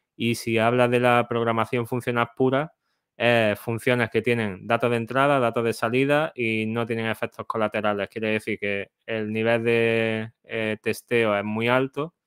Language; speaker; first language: Spanish; native; Spanish